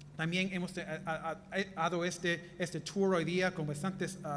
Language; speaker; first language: Spanish; early bilingual, heritage; Spanish